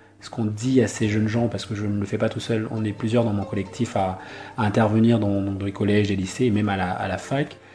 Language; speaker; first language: French; non-native, local second language; Duala